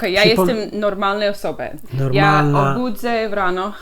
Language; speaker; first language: Polish; non-native, learner; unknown